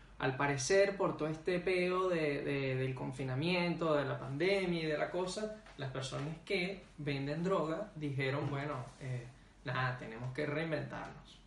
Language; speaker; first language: Spanish; native; Spanish